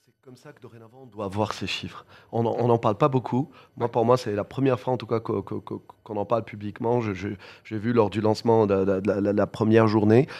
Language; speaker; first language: French; non-native, local second language; Arabic